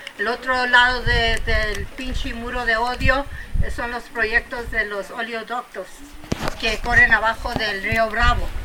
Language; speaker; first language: Spanish; early bilingual, heritage; Spanish